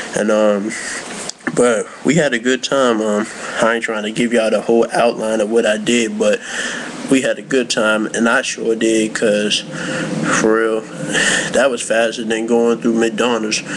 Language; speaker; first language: English; native; English